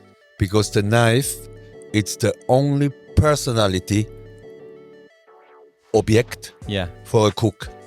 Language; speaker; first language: English; non-native, learner; German